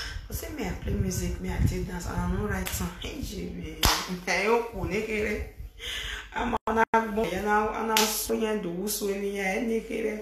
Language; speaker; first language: English; non-native, local second language; Bini